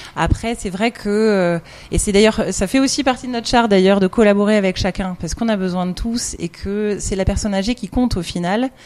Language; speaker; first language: French; native; French